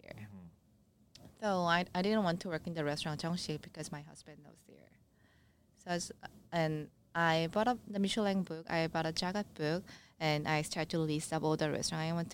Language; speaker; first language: English; non-native, learner; Korean